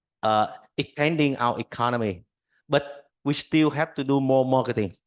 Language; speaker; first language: English; non-native, learner; Vietnamese